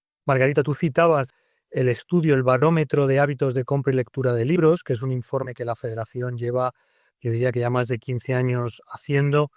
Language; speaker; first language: Spanish; native; Spanish